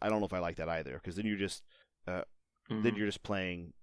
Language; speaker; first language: English; native; English